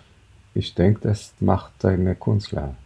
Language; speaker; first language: German; non-native, fluent; Hebrew